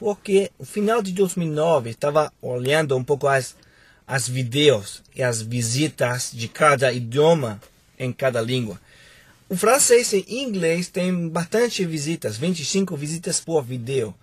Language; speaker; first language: Portuguese; non-native, fluent; Spanish